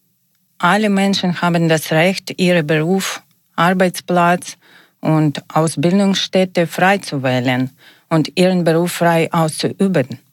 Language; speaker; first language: German; non-native, learner; Ukrainian